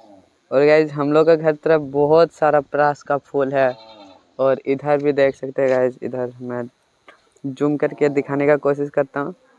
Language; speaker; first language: Hindi; non-native, local second language; Magahi